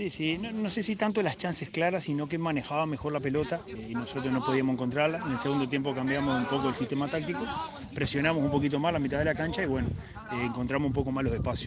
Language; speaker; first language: Spanish; native; Spanish